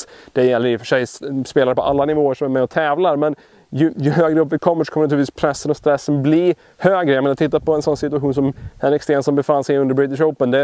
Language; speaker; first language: Swedish; native; Swedish